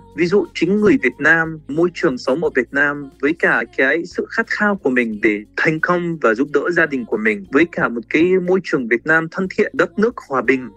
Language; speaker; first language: Vietnamese; non-native, fluent; Arabic